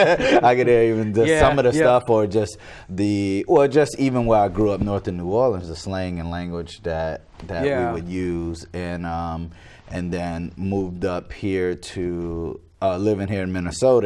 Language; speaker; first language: English; native; English